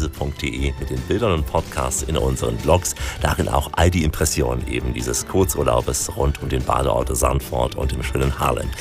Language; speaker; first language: German; native; German